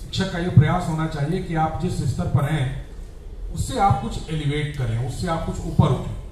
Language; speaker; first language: Hindi; native; Hindi